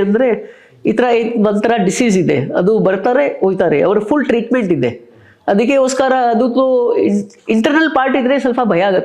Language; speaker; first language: Kannada; non-native, local second language; Hindi